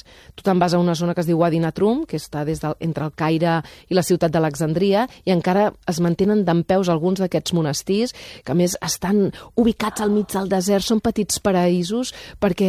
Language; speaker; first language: Catalan; native; Catalan